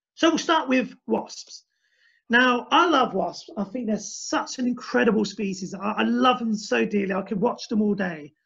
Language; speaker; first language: English; native; English